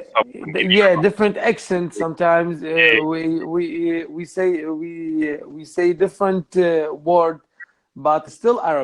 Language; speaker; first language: English; non-native, learner; Arabic